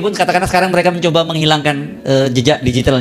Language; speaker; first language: Indonesian; native; Indonesian